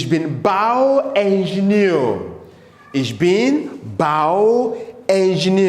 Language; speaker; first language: German; non-native, fluent; English